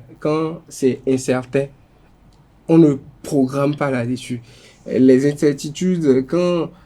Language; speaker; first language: French; non-native, local second language; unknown